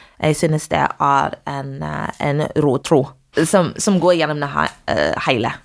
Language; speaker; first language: Norwegian; non-native, fluent; English